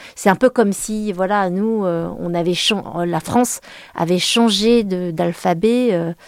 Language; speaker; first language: French; early bilingual, other home language; Vietnamese